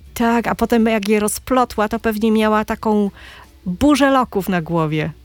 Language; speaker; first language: Polish; native; Polish